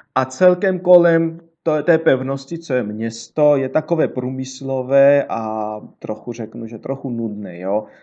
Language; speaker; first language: Czech; non-native, fluent; Georgian